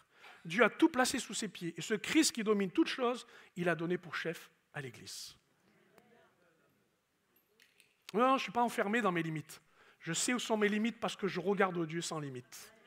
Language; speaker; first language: French; native; French